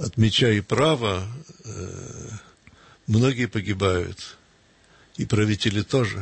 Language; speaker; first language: Russian; early bilingual, heritage; Russian